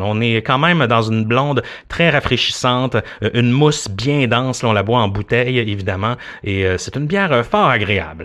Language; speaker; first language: French; native; French